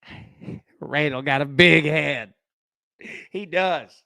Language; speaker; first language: English; native; English